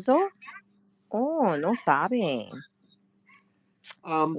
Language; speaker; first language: Spanish; non-native, learner; English